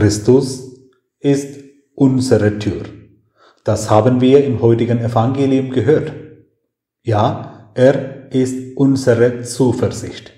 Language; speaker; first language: German; non-native, fluent; Malayalam